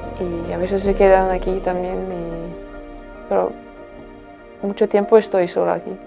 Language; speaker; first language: Spanish; non-native, fluent; Latvian